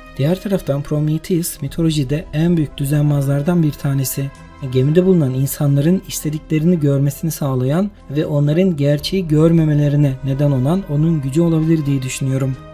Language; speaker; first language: Turkish; native; Turkish